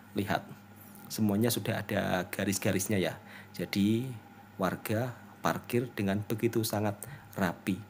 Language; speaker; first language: Indonesian; native; Indonesian